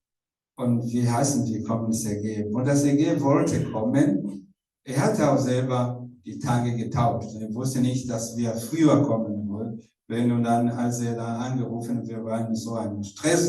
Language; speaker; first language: German; non-native, fluent; Rundi